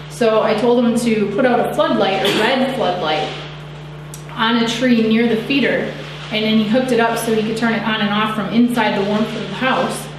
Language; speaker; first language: English; native; English